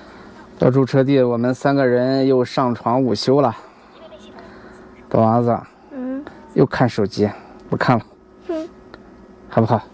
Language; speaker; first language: Chinese; native; Chinese